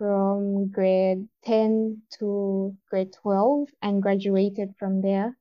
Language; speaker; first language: English; non-native, local second language; Bemba